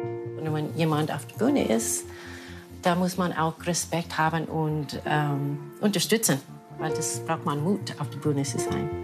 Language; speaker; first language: German; non-native, fluent; English